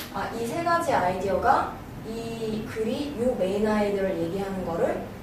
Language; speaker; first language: Korean; native; Korean